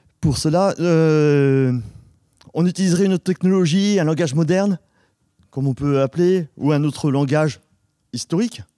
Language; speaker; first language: French; native; French